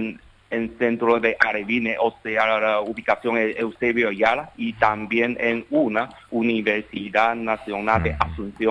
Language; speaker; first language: Spanish; non-native, learner; Chinese